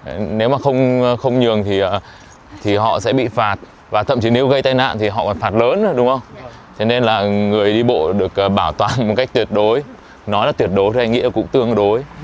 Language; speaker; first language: Vietnamese; native; Vietnamese